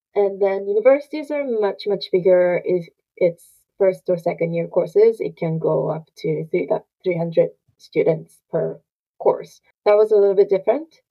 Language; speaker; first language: English; non-native, fluent; Japanese